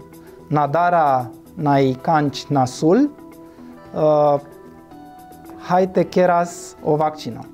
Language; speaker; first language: Romanian; native; Romanian